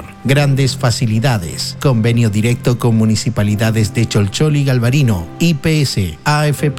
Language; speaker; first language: Spanish; native; Spanish